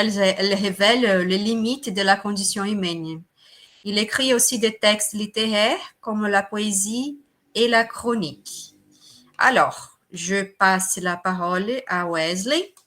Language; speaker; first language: French; non-native, fluent; Portuguese